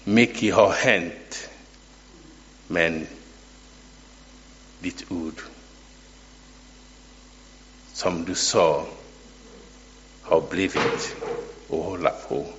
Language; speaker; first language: Swedish; non-native, fluent; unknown